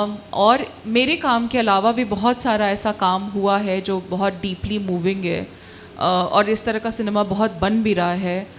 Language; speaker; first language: Hindi; native; Hindi